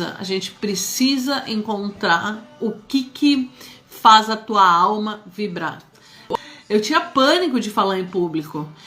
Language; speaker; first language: Portuguese; early bilingual, other home language; Spanish